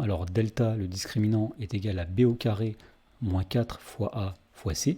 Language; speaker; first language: French; native; French